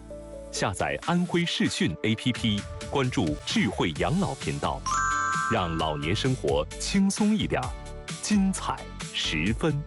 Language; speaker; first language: Chinese; native; Chinese